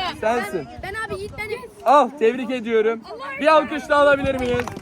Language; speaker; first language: Turkish; native; Turkish